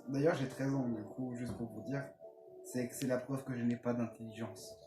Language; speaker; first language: French; native; French